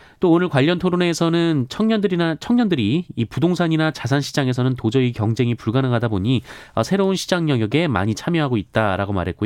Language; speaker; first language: Korean; native; Korean